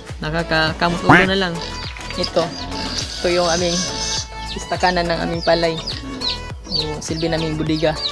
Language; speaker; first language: Filipino; non-native, local second language; Cebuano